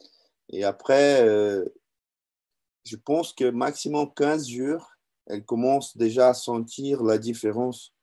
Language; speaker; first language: French; non-native, learner; Portuguese